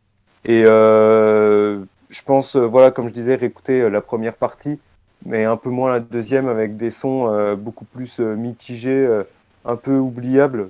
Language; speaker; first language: French; native; French